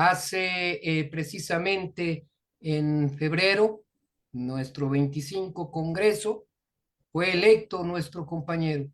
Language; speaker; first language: Spanish; native; Spanish